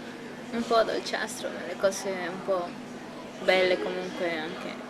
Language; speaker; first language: Italian; non-native, fluent; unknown